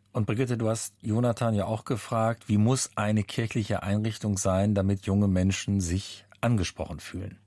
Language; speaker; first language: German; native; German